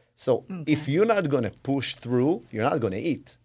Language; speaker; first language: English; non-native, fluent; Hebrew